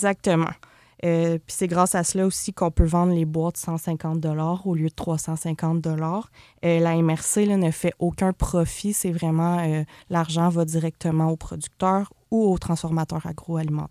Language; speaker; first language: French; native; French